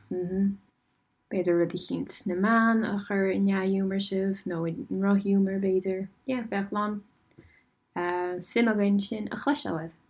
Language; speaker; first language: Irish; non-native, local second language; English